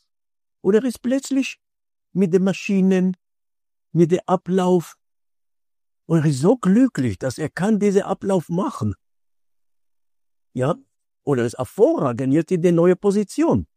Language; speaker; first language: German; non-native, fluent; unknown